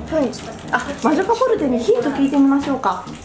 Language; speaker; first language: Japanese; native; Japanese